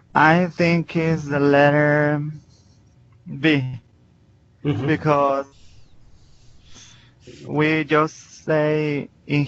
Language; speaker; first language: English; non-native, learner; Spanish